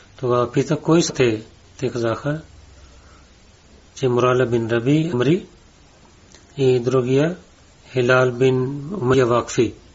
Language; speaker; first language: Bulgarian; non-native, learner; Urdu